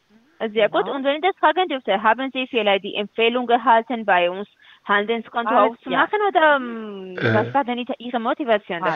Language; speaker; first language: German; non-native, fluent; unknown